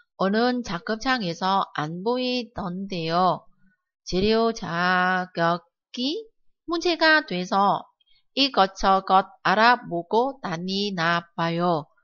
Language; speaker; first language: Korean; non-native, fluent; Vietnamese